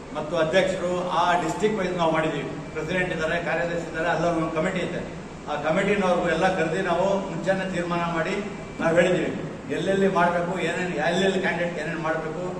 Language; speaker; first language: Kannada; non-native, local second language; Urdu